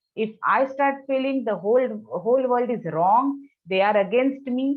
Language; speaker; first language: English; non-native, local second language; Marathi